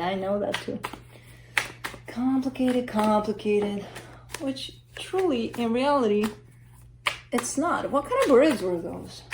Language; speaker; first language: English; native; English